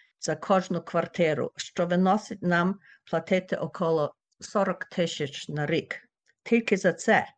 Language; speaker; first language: Ukrainian; early bilingual, heritage; Ukrainian